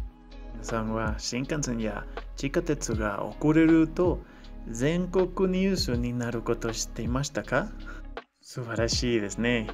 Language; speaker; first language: Japanese; non-native, learner; Spanish